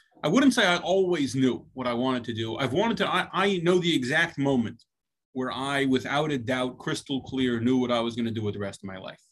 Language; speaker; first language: English; native; English